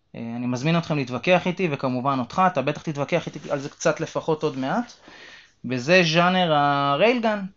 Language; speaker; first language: Hebrew; native; Hebrew